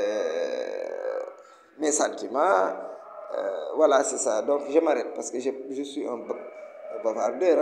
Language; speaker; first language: French; non-native, local second language; Wolof